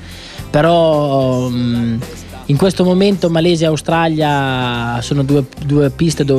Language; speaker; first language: Italian; native; Italian